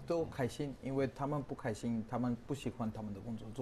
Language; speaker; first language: Chinese; non-native, learner; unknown